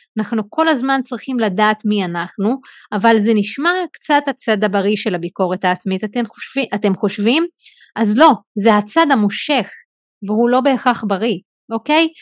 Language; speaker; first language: Hebrew; non-native, local second language; Arabic